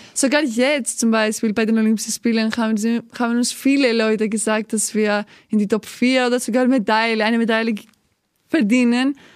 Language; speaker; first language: German; non-native, fluent; Greek